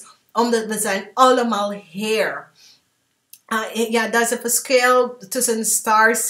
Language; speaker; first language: Dutch; early bilingual, heritage; English